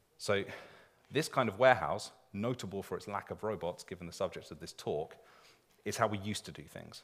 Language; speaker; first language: English; native; English